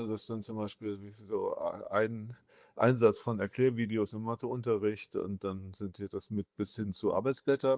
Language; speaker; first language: German; native; German